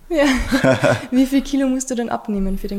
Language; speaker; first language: German; native; German